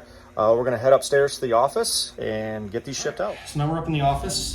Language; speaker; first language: English; native; English